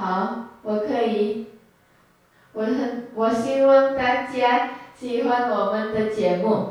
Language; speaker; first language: Chinese; non-native, learner; Indonesian